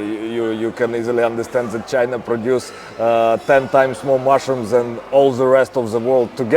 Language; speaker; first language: English; non-native, fluent; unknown